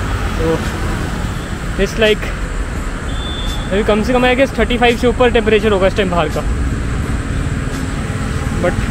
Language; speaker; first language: Hindi; native; Hindi